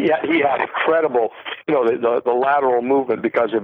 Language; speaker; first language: English; native; English